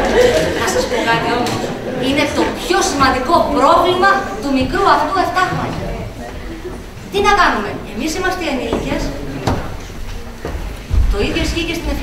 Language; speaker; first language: Greek; native; Greek